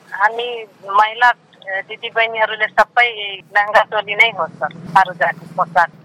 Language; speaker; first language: Nepali; non-native, local second language; Dangaura Tharu